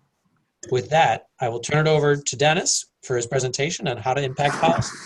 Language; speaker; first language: English; native; English